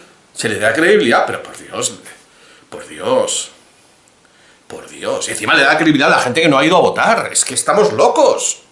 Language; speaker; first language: Spanish; native; Spanish